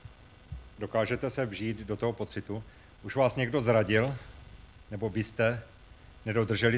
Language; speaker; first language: Czech; native; Czech